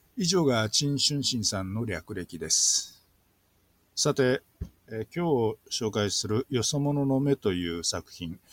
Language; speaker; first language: Japanese; native; Japanese